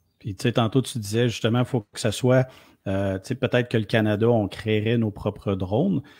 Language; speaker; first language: French; native; French